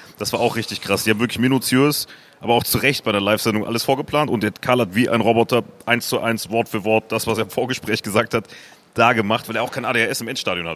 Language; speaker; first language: German; native; German